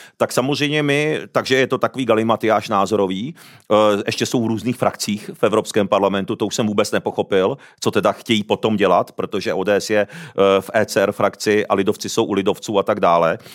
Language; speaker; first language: Czech; early bilingual, other home language; Japanese